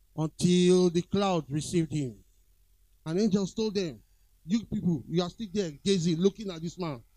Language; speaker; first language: English; non-native, local second language; Yoruba